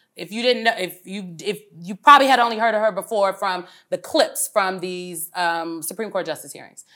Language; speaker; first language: English; native; English